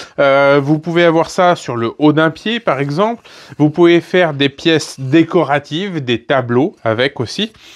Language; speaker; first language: French; native; French